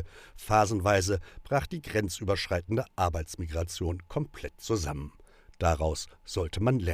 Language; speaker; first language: German; native; German